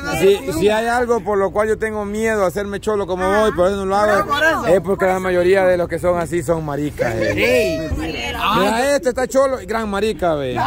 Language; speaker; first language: Spanish; native; Spanish